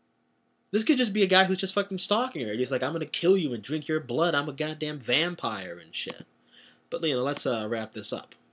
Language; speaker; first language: English; native; English